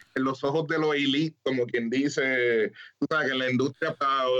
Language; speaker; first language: Spanish; early bilingual, heritage; Spanish